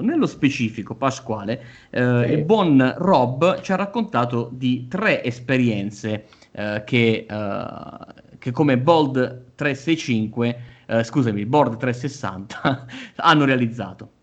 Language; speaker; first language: Italian; native; Italian